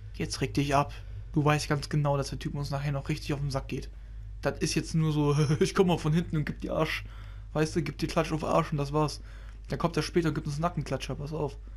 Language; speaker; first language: German; native; German